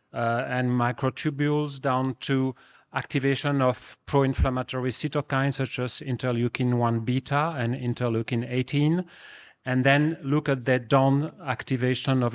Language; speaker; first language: English; non-native, fluent; French